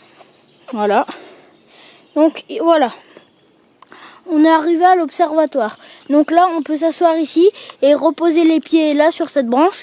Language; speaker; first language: French; native; French